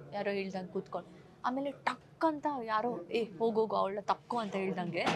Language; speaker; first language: Kannada; non-native, local second language; Tulu